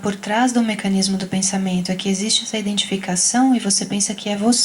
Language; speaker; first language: Portuguese; native; Portuguese